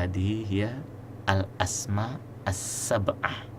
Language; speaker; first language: Arabic; non-native, fluent; Indonesian